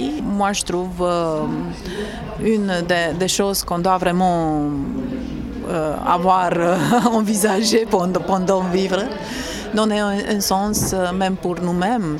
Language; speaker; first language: French; non-native, fluent; Romanian